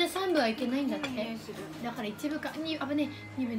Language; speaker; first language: Japanese; native; Japanese